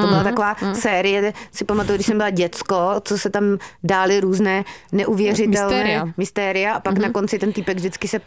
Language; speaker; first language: Czech; native; Czech